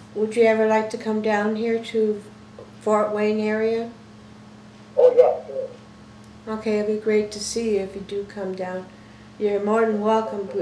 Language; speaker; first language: English; native; English